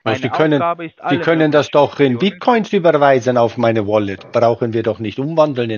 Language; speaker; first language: German; native; German